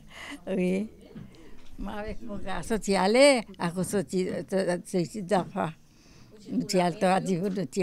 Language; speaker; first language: French; non-native, learner; Morisyen